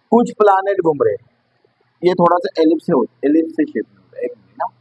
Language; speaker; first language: Hindi; non-native, local second language; Marathi